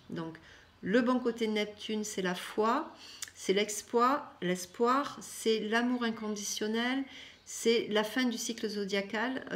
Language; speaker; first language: French; non-native, fluent; Persian